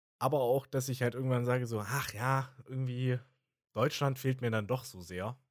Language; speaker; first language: German; native; German